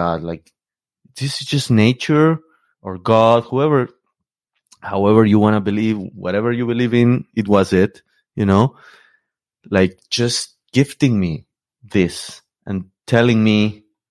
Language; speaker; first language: English; non-native, fluent; Spanish